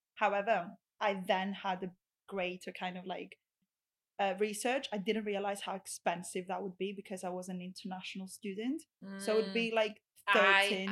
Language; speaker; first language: English; non-native, fluent; Greek